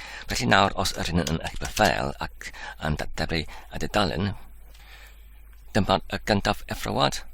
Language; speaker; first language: Welsh; non-native, learner; English